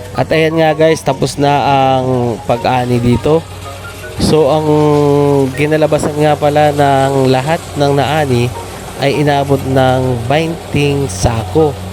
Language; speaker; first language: Filipino; non-native, local second language; Bikol